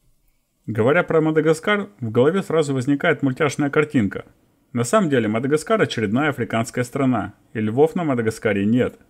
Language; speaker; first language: Russian; native; Russian